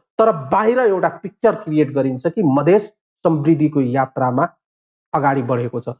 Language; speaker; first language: Nepali; non-native, local second language; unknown